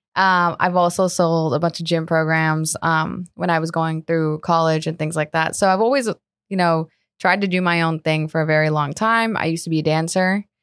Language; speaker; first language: English; early bilingual, other home language; Spanish